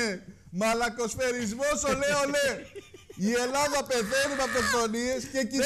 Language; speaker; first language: Greek; native; Greek